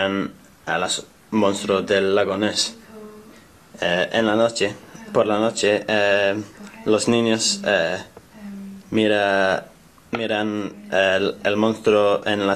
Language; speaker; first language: Spanish; non-native, learner; English